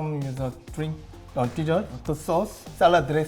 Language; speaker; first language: English; non-native, learner; Korean